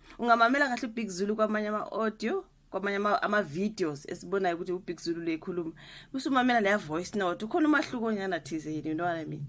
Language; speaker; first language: Zulu; native; Zulu